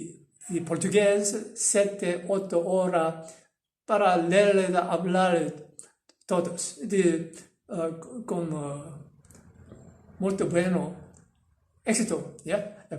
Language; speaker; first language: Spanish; non-native, learner; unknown